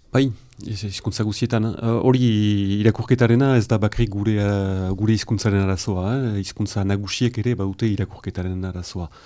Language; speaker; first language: Basque; native; Basque